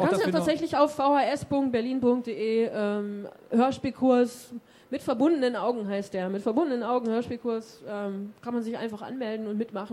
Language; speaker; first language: German; native; German